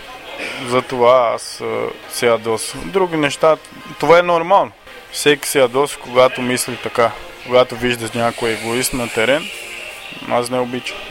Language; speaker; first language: Bulgarian; non-native, learner; Portuguese